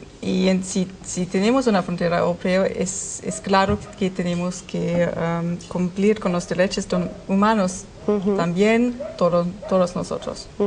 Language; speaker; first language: Spanish; non-native, fluent; German